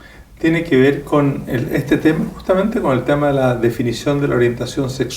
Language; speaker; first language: Spanish; native; Spanish